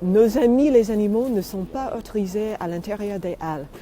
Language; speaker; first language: French; non-native, learner; English